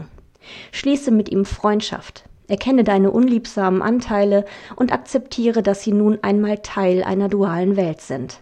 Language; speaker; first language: German; native; German